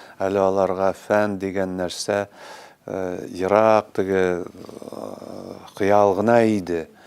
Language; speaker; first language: Tatar; native; Tatar